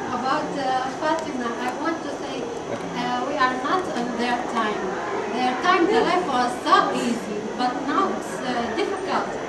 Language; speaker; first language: English; non-native, learner; Arabic